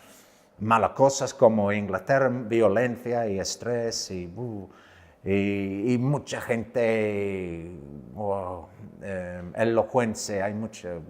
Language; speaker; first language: Spanish; non-native, learner; English